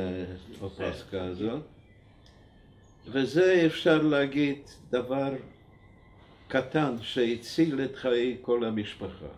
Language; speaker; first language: Hebrew; non-native, fluent; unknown